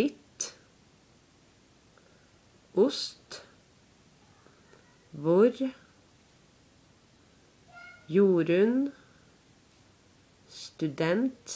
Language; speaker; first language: Norwegian; non-native, learner; English